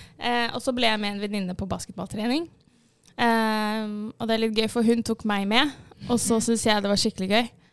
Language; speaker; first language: Norwegian; early bilingual, other home language; Arabic